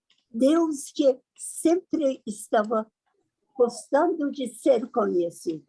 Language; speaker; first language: Portuguese; non-native, learner; Persian